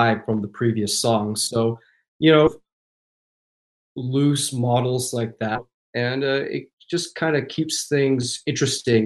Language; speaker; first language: English; native; English